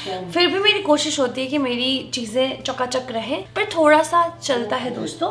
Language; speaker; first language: Hindi; native; Hindi